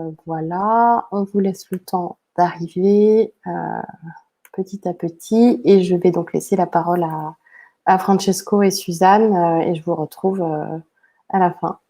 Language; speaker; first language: French; native; French